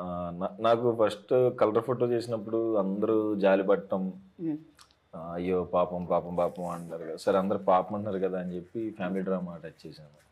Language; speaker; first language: Telugu; native; Telugu